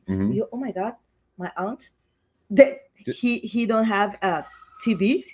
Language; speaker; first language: English; non-native, learner; Spanish